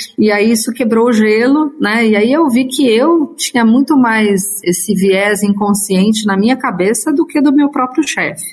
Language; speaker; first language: Portuguese; native; Portuguese